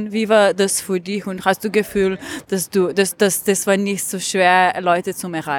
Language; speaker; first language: German; non-native, learner; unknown